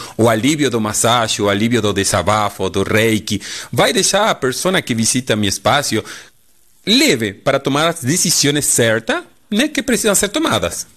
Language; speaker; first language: Portuguese; non-native, fluent; Spanish